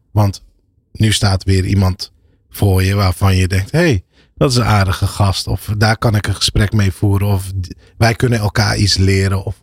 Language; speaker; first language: Dutch; early bilingual, other home language; Arabic